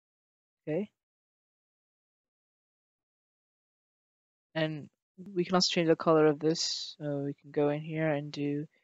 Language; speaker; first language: English; native; English